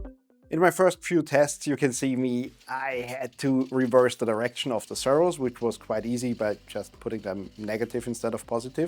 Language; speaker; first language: English; non-native, fluent; German